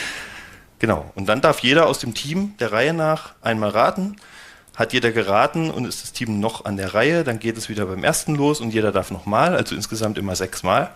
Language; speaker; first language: German; native; German